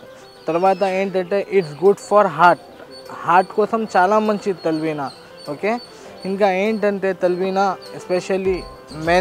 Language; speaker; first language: Telugu; non-native, local second language; Urdu